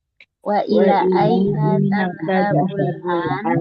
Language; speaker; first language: Arabic; non-native, learner; Indonesian